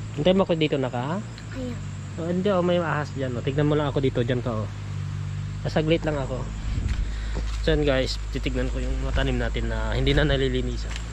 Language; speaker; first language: Filipino; non-native, local second language; Iloko